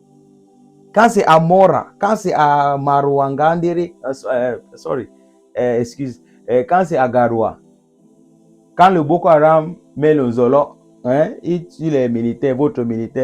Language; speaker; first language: French; non-native, local second language; English